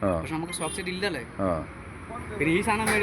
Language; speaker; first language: Malayalam; non-native, local second language; Bangla